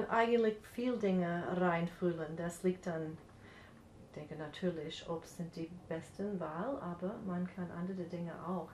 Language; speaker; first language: German; non-native, fluent; English